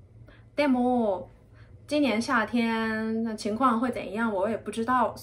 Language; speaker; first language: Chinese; non-native, fluent; Japanese